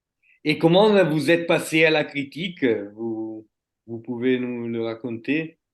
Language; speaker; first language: French; non-native, fluent; Italian